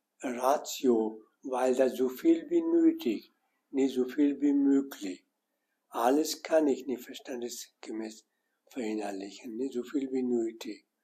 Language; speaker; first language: German; non-native, learner; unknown